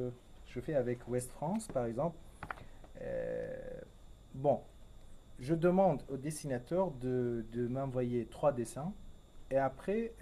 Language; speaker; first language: French; non-native, fluent; Persian